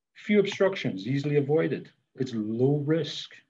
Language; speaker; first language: English; native; English